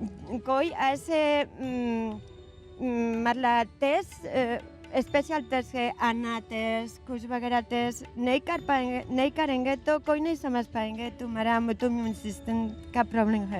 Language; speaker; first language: Hindi; non-native, learner; Spanish